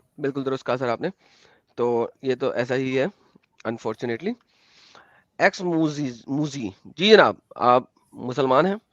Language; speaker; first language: Urdu; native; Urdu